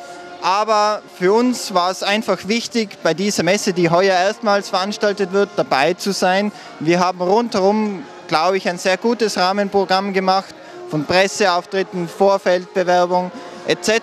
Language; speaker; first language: German; native; German